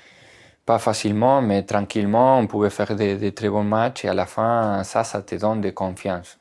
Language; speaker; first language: French; non-native, fluent; Spanish